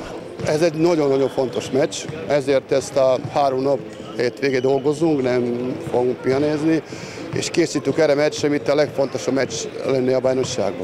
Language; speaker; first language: Hungarian; non-native, learner; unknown